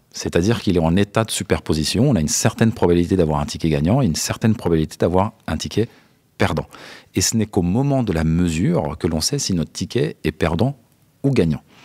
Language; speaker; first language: French; native; French